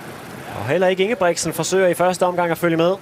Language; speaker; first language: Danish; native; Danish